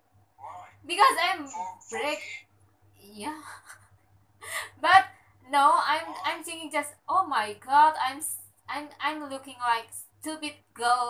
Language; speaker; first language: English; non-native, learner; Indonesian